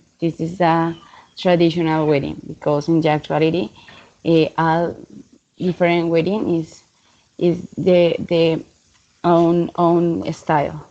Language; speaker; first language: English; non-native, learner; Spanish